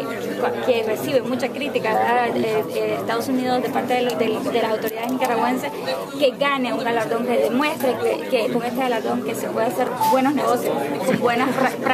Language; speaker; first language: Spanish; native; Spanish